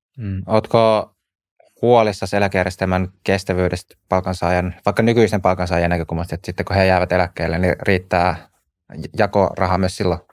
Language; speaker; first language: Finnish; native; Finnish